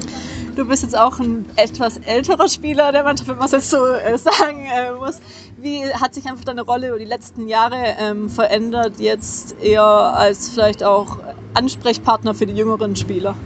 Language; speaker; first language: German; native; German